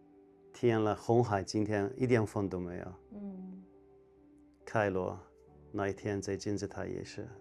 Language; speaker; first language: Chinese; non-native, fluent; Arabic